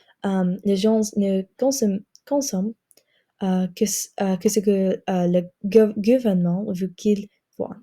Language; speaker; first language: French; non-native, learner; English